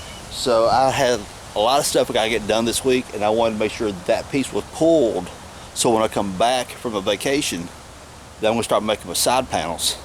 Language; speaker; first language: English; native; English